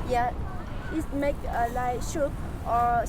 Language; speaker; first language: English; non-native, learner; Vietnamese